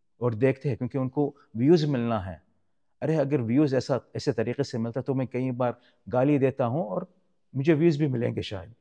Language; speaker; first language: Urdu; non-native, fluent; Arabic